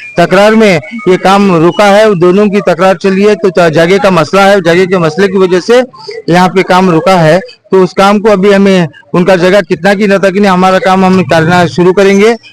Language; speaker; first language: Hindi; non-native, local second language; Urdu